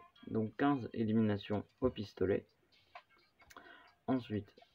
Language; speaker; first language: French; native; French